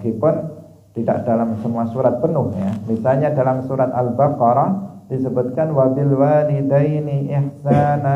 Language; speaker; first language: Indonesian; non-native, local second language; Javanese